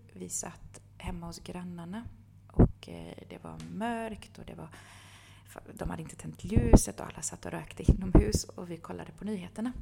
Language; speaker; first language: Swedish; early bilingual, other home language; Bosnian